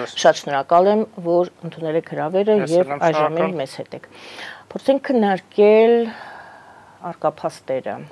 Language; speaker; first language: Armenian; native; Armenian